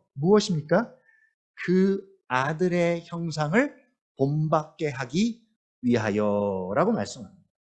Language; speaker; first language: Korean; native; Korean